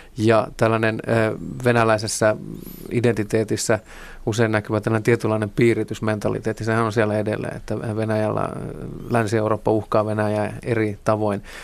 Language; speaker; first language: Finnish; native; Finnish